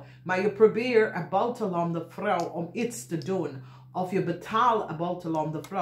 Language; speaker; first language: Dutch; non-native, learner; English